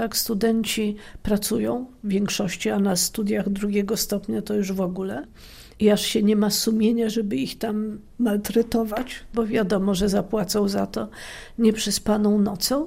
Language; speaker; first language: Polish; native; Polish